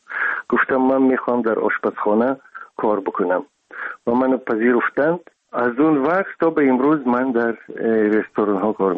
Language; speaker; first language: Persian; non-native, local second language; Russian